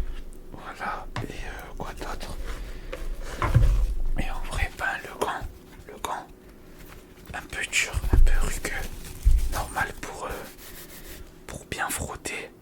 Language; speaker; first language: French; native; French